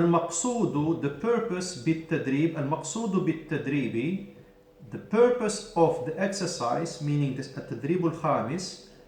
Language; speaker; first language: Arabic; non-native, fluent; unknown